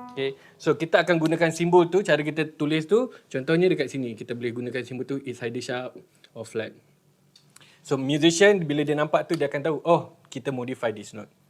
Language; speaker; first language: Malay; native; Malay